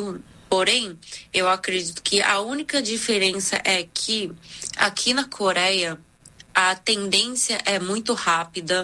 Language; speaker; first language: Portuguese; non-native, fluent; Korean